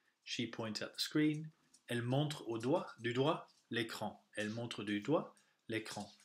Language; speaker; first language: French; non-native, fluent; English